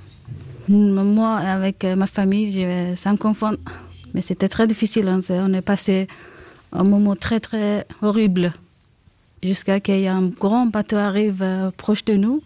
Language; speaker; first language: French; non-native, learner; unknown